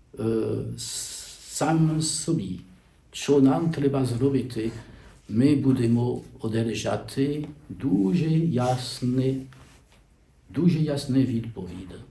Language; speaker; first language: Ukrainian; non-native, learner; French